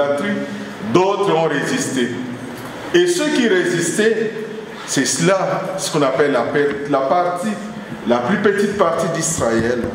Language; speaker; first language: French; non-native, local second language; Lingala